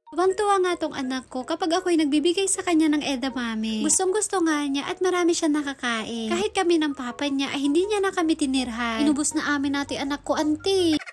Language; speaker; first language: Filipino; native; Filipino